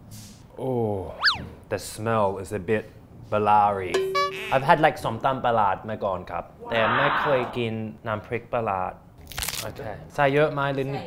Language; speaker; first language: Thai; non-native, fluent; English